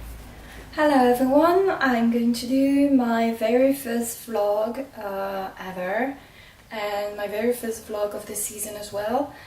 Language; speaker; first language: English; non-native, fluent; French